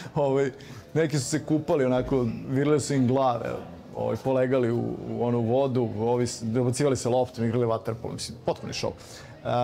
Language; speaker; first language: Serbian; native; Serbian